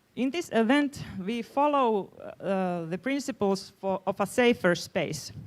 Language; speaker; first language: English; non-native, fluent; Finnish